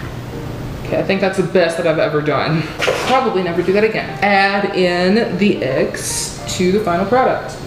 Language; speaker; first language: English; native; English